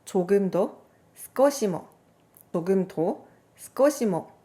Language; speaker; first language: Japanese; non-native, fluent; Korean